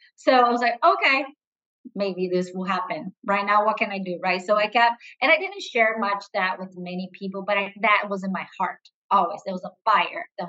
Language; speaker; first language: English; non-native, fluent; Portuguese